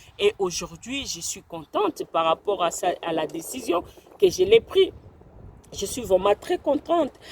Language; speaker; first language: French; non-native, local second language; Lingala